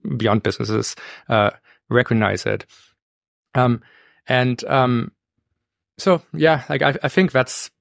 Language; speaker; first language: English; non-native, fluent; German